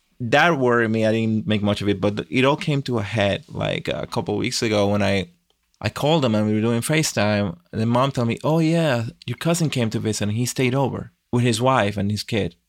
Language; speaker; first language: English; non-native, fluent; Spanish